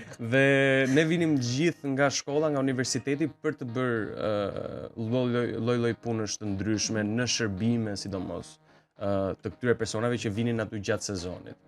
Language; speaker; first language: Albanian; native; Albanian